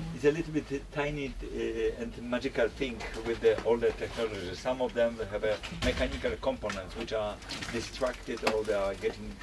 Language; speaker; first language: English; non-native, fluent; Polish